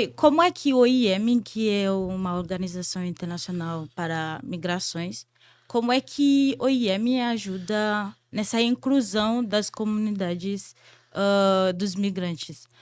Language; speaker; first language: Portuguese; non-native, fluent; Haitian Creole